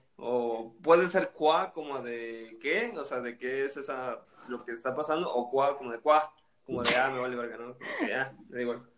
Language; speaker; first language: Spanish; native; Spanish